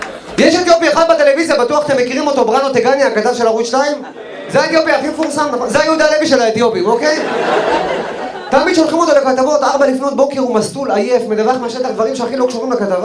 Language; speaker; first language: Hebrew; native; Hebrew